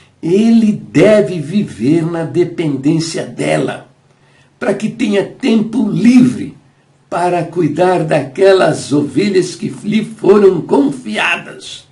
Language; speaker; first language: Portuguese; native; Portuguese